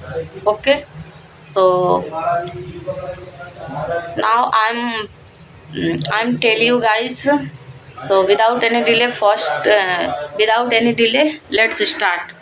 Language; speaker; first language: English; non-native, learner; Hindi